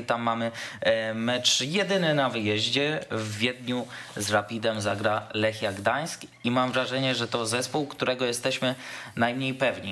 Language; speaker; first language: Polish; native; Polish